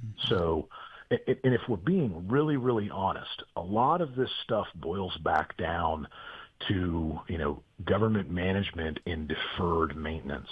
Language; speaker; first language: English; native; English